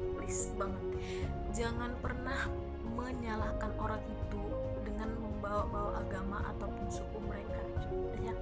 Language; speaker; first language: Indonesian; native; Indonesian